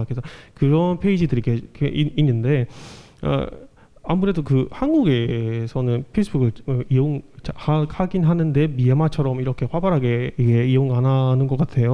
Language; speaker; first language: Korean; non-native, fluent; Burmese